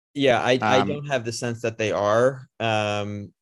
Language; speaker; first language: English; native; English